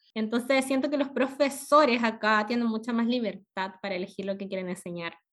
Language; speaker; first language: Spanish; native; Spanish